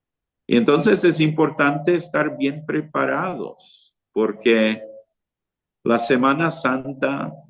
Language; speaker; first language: Spanish; non-native, fluent; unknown